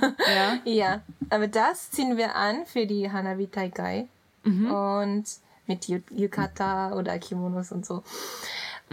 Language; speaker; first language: German; non-native, learner; Japanese